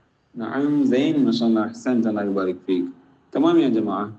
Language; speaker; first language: Arabic; non-native, fluent; Tamil